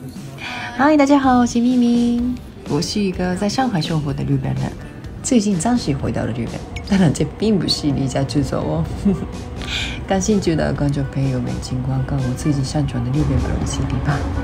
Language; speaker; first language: Chinese; non-native, fluent; Japanese